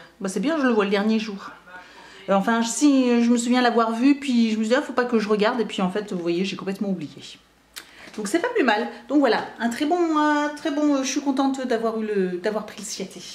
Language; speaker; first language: French; native; French